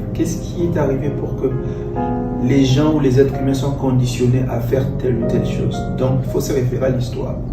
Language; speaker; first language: French; non-native, local second language; Lingala